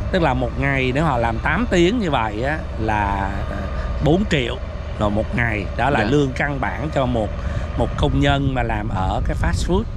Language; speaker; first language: Vietnamese; native; Vietnamese